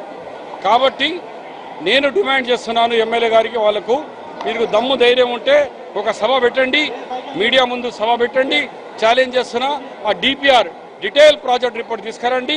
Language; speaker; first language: Telugu; native; Telugu